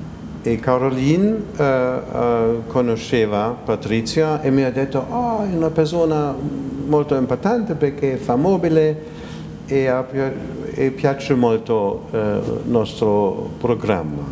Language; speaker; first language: Italian; non-native, fluent; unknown